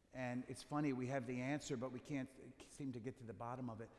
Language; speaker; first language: English; native; English